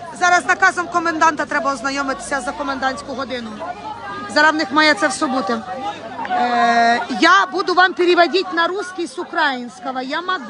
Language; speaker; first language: Ukrainian; native; Ukrainian